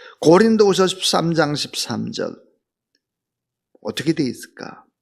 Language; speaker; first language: Korean; native; Korean